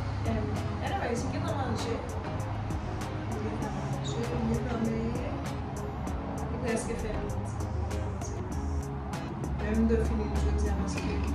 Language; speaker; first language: French; non-native, learner; Haitian Creole